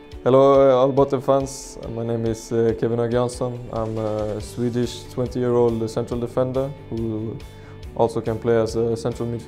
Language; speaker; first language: English; non-native, fluent; Swedish